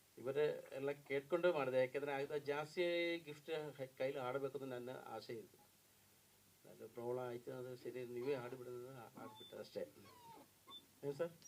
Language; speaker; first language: Kannada; non-native, learner; Malayalam